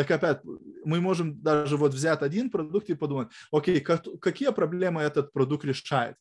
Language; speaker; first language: Russian; non-native, fluent; Lithuanian